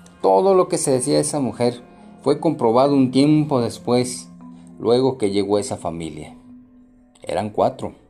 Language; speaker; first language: Spanish; native; Spanish